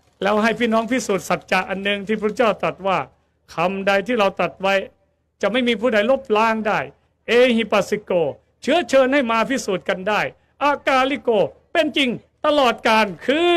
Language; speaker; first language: Thai; native; Thai